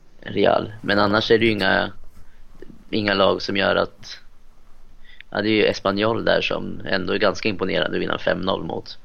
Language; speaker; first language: Swedish; native; Swedish